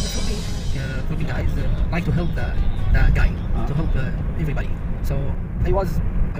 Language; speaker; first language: English; non-native, learner; Arabic